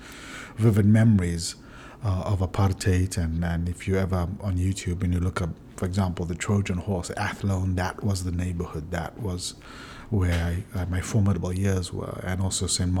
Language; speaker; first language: English; native; English